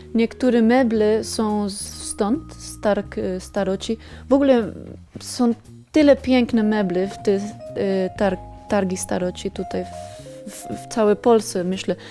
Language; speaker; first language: Polish; non-native, learner; Spanish